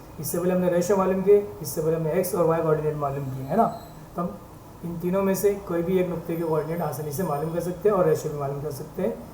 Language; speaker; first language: Urdu; native; Urdu